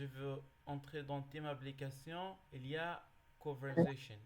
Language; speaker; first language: French; non-native, learner; Arabic